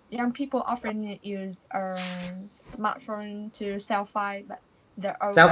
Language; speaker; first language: English; non-native, learner; Vietnamese